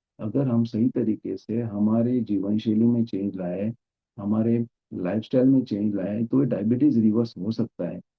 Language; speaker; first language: Hindi; non-native, local second language; Marathi